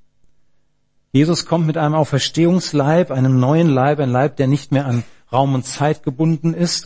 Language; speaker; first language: German; native; German